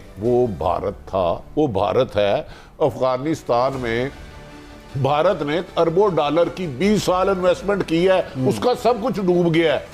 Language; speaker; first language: Urdu; native; Urdu